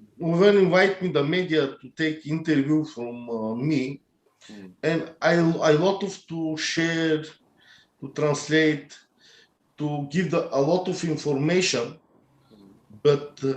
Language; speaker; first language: English; non-native, learner; Bulgarian